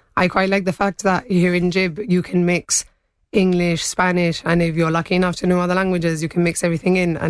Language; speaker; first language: English; early bilingual, other home language; Spanish